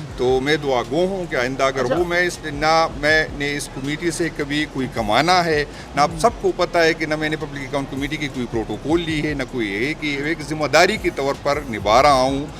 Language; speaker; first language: Urdu; non-native, local second language; Pashto